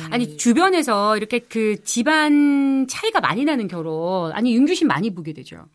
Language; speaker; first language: Korean; native; Korean